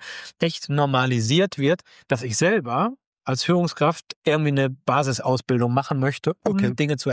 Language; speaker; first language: German; native; German